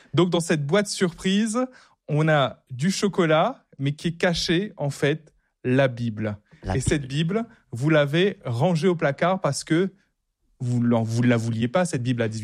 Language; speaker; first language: French; native; French